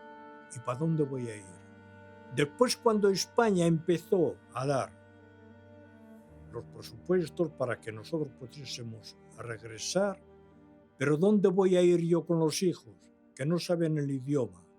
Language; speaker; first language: Spanish; early bilingual, other home language; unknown